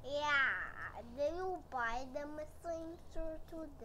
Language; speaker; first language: English; early bilingual, heritage; Bangla